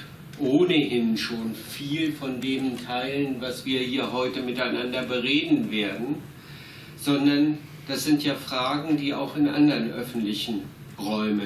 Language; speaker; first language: German; native; German